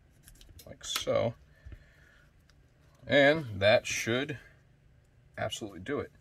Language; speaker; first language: English; native; English